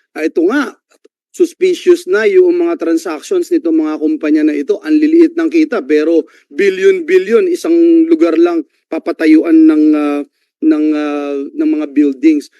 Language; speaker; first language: Filipino; native; Filipino